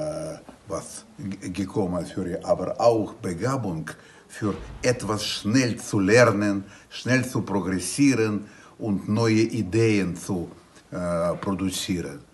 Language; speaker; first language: German; non-native, learner; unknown